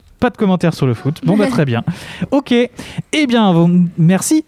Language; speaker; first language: French; native; French